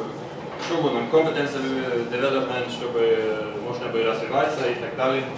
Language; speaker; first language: Russian; non-native, learner; Swedish